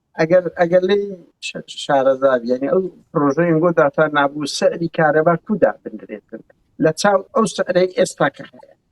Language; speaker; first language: Central Kurdish; non-native, local second language; Kurdish